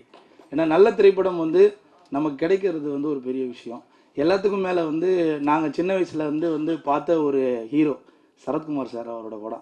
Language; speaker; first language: Tamil; native; Tamil